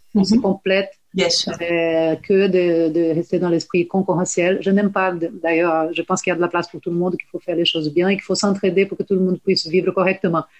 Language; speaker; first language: French; non-native, fluent; Portuguese